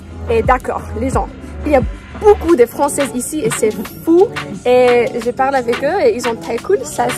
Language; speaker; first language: French; non-native, learner; English